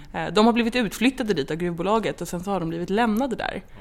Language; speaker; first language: Swedish; native; Swedish